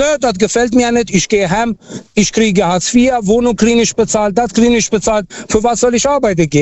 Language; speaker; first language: German; non-native, learner; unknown